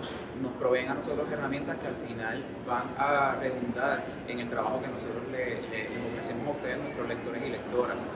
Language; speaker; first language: Spanish; native; Spanish